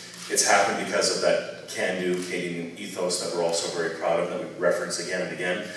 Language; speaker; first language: English; native; English